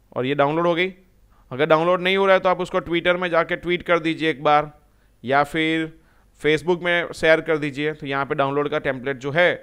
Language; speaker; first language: Hindi; non-native, local second language; Gujarati